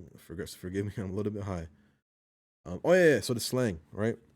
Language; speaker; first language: English; native; English